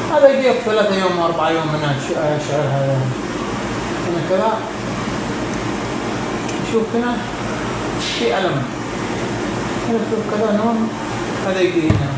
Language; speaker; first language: Arabic; non-native, learner; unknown